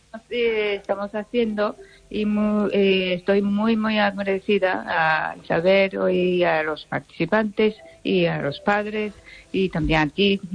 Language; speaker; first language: Spanish; non-native, fluent; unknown